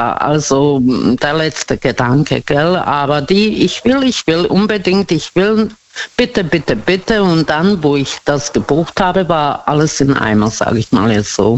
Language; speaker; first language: German; non-native, fluent; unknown